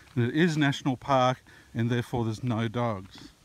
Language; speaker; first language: English; native; English